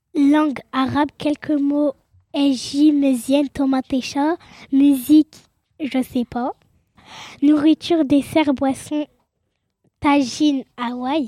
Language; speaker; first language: French; early bilingual, other home language; Arabic